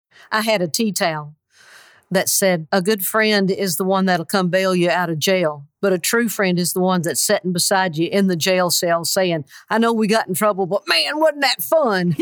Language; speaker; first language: English; native; English